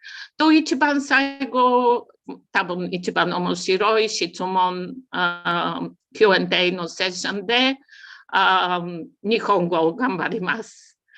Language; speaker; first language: Japanese; non-native, learner; Bulgarian